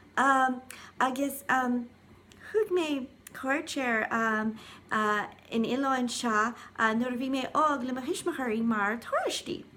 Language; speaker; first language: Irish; non-native, learner; English